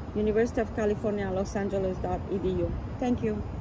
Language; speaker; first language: English; non-native, fluent; Romanian